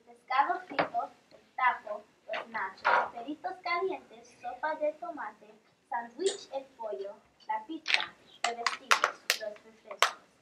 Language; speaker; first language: Spanish; non-native, learner; English